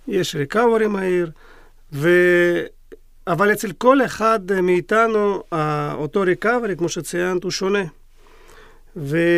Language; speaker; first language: Hebrew; non-native, fluent; Russian